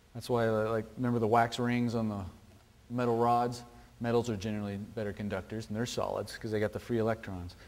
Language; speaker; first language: English; native; English